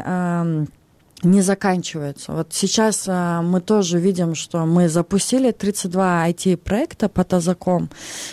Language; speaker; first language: Russian; non-native, local second language; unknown